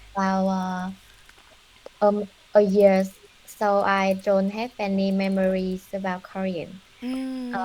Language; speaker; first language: English; non-native, learner; Vietnamese